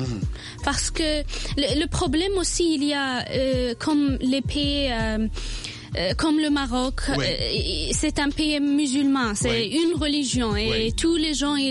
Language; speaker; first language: French; non-native, local second language; Arabic